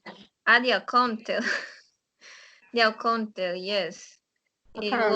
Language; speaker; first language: English; non-native, learner; Spanish